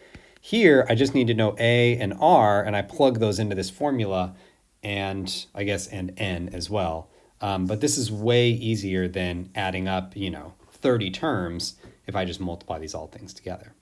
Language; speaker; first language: English; native; English